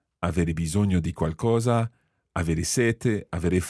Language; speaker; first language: Italian; non-native, fluent; English